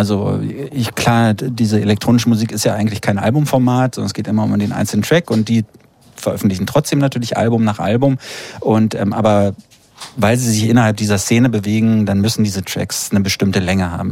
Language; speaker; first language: German; native; German